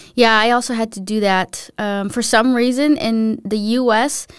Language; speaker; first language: English; native; English